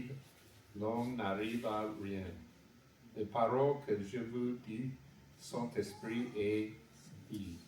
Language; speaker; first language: French; non-native, learner; English